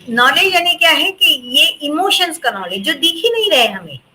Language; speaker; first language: Hindi; non-native, local second language; Marathi